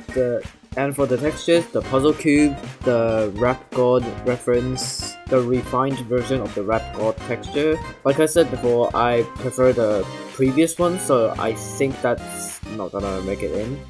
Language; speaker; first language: English; native; English